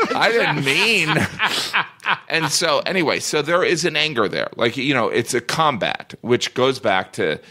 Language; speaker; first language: English; native; English